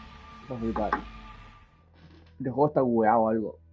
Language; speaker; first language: Spanish; native; Spanish